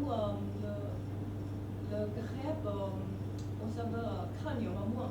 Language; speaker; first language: French; non-native, fluent; Thai